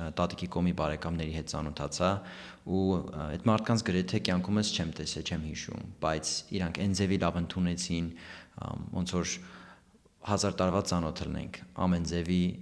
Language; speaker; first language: Armenian; early bilingual, heritage; Armenian